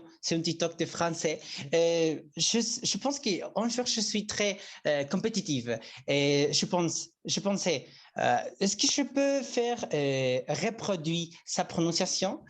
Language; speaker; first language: French; non-native, learner; Spanish